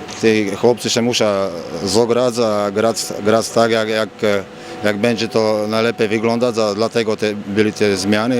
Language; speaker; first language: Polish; non-native, learner; Slovak